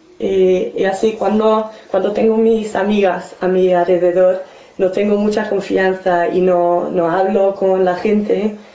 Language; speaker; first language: Spanish; non-native, fluent; English